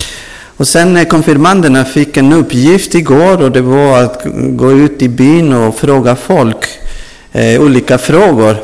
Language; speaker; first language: Swedish; non-native, fluent; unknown